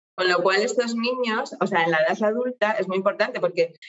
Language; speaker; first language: Spanish; native; Spanish